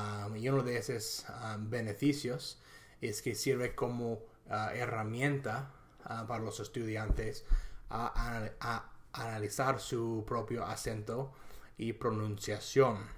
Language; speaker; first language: Spanish; non-native, fluent; English